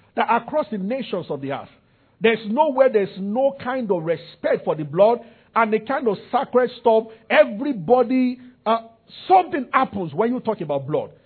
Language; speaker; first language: English; non-native, local second language; Yoruba